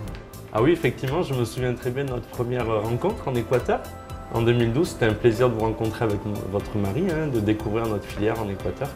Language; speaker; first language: French; native; French